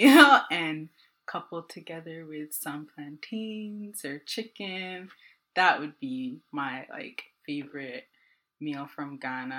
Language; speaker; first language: English; non-native, local second language; Akan